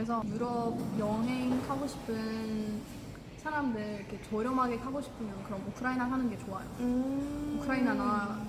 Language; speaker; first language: Korean; non-native, fluent; Ukrainian